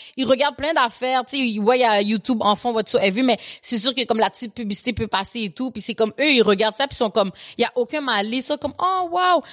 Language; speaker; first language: French; native; French